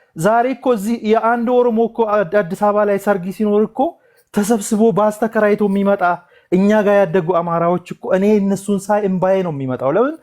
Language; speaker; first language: Amharic; non-native, local second language; Oromo